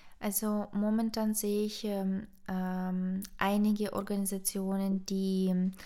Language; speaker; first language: German; non-native, fluent; Ukrainian